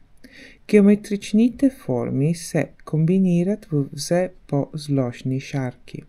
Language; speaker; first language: Bulgarian; non-native, learner; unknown